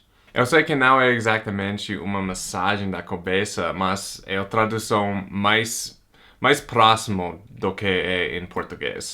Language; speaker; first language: Portuguese; non-native, fluent; English